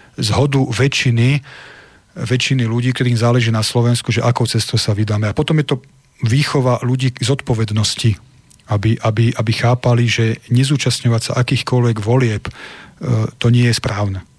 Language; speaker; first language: Slovak; native; Slovak